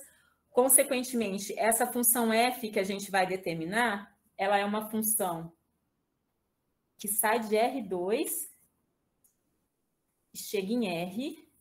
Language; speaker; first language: Portuguese; native; Portuguese